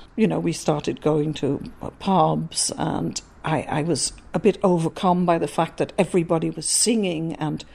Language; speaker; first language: English; non-native, fluent; Dutch